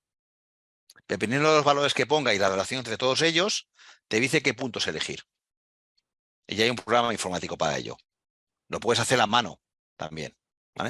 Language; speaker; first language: Spanish; native; Spanish